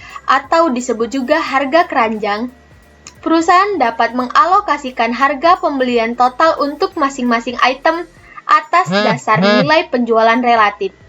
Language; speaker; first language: Indonesian; native; Indonesian